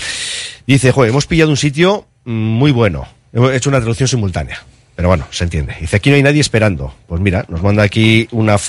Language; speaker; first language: Spanish; native; Spanish